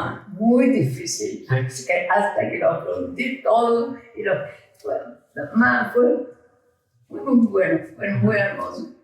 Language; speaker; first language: Spanish; early bilingual, heritage; Ladino